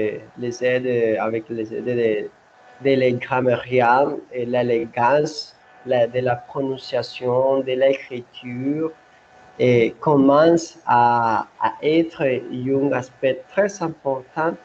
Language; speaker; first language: French; non-native, learner; Spanish